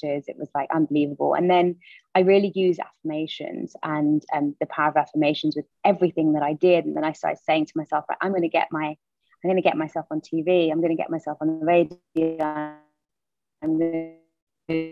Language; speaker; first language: English; native; English